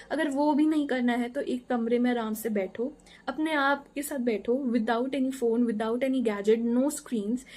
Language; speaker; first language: Hindi; native; Hindi